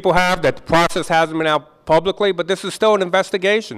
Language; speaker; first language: English; native; English